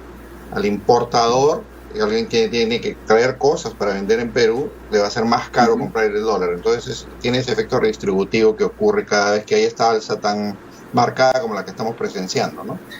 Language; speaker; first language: Spanish; native; Spanish